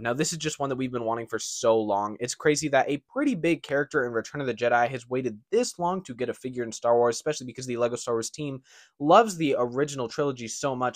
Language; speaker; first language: English; native; English